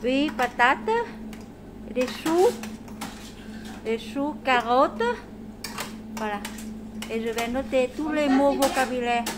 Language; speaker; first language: French; non-native, learner; Vietnamese